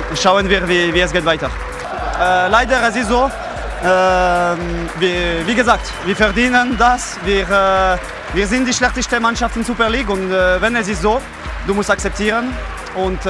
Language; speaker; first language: German; non-native, learner; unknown